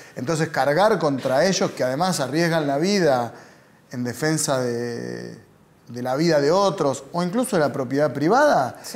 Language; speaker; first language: Spanish; native; Spanish